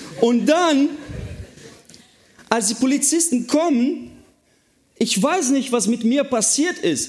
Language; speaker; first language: German; non-native, fluent; Portuguese